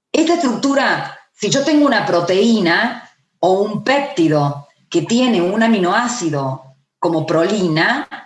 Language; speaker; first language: Spanish; native; Spanish